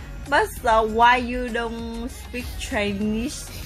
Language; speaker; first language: English; non-native, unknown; Vietnamese